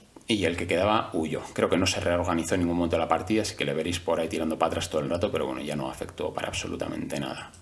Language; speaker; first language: Spanish; native; Spanish